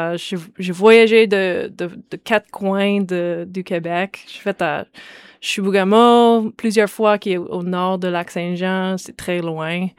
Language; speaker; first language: French; non-native, local second language; English